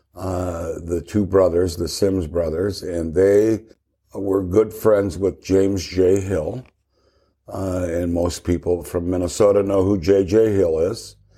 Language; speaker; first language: English; native; English